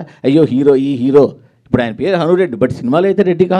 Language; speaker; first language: Telugu; native; Telugu